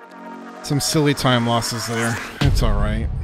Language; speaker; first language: English; native; English